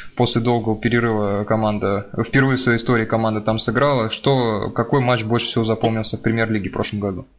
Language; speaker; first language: Russian; native; Russian